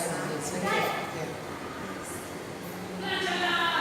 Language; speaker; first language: English; non-native, fluent; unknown